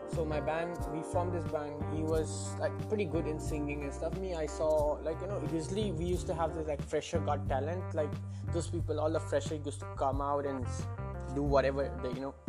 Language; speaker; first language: English; non-native, local second language; Manipuri